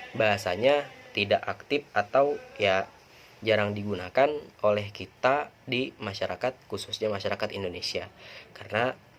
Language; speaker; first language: Indonesian; non-native, local second language; Sundanese